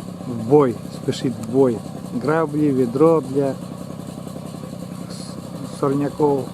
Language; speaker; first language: Russian; native; Russian